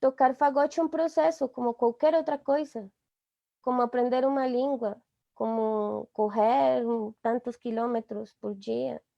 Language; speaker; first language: Portuguese; non-native, fluent; Spanish